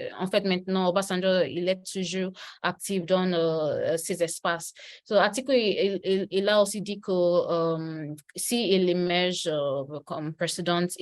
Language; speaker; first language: French; non-native, learner; Yoruba